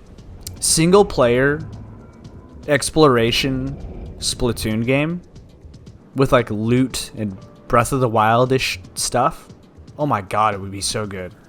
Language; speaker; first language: English; native; English